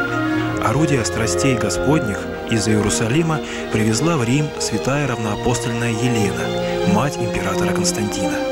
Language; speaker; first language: Russian; native; Russian